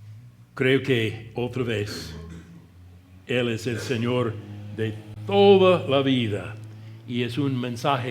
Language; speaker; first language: Spanish; non-native, fluent; English